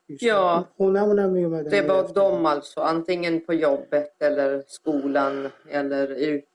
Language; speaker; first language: Swedish; non-native, fluent; Persian